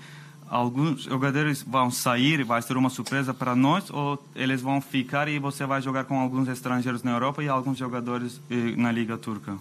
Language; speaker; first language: Portuguese; non-native, fluent; Turkish